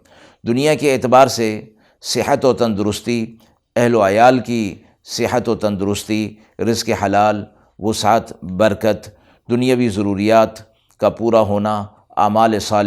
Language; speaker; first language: Urdu; native; Urdu